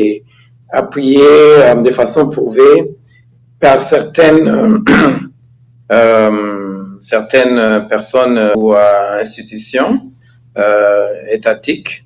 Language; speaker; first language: French; non-native, local second language; Kinyarwanda